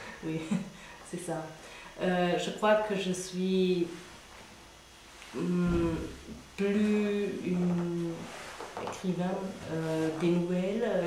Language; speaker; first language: French; non-native, fluent; German